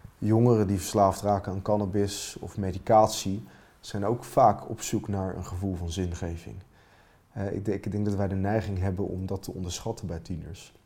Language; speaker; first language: Dutch; non-native, fluent; Finnish